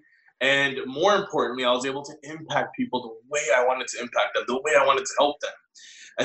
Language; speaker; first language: English; native; English